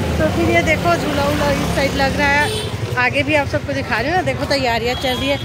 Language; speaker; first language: Hindi; native; Hindi